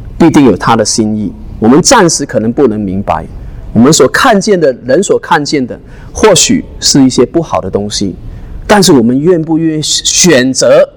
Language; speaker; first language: Chinese; non-native, local second language; Cantonese